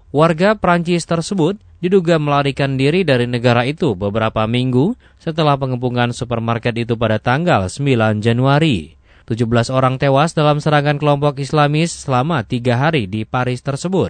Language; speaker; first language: Indonesian; native; Indonesian